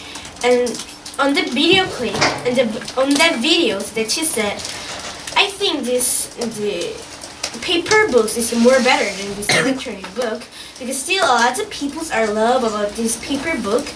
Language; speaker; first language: English; non-native, learner; Korean